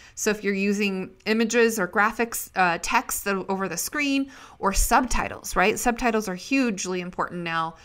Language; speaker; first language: English; native; English